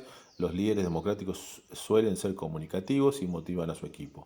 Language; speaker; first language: Spanish; native; Spanish